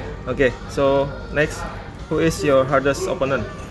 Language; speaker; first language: English; non-native, learner; Indonesian